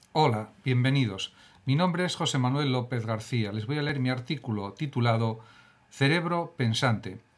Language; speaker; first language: Spanish; native; Spanish